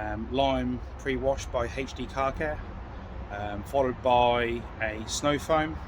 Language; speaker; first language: English; native; English